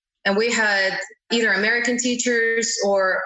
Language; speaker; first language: English; non-native, fluent; Uzbek